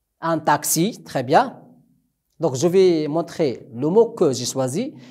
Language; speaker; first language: French; non-native, local second language; Arabic